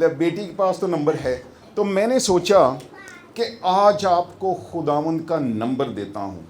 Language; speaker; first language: Urdu; non-native, local second language; Punjabi